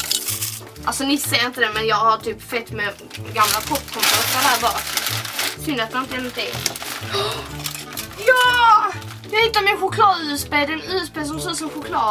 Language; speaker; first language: Swedish; native; Swedish